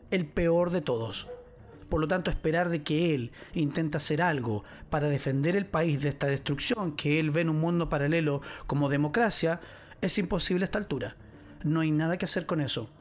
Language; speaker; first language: Spanish; native; Spanish